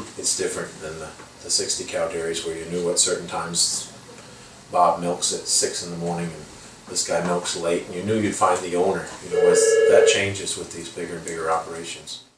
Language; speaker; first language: English; native; English